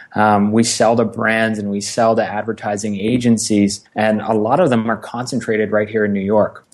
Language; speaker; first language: English; native; English